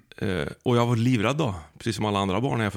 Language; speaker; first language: Swedish; native; Swedish